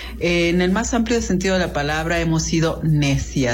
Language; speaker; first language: Spanish; native; Spanish